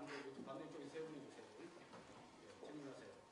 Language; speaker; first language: Korean; native; Korean